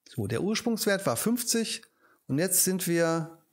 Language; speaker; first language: German; native; German